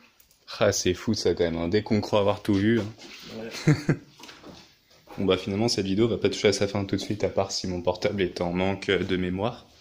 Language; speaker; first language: French; native; French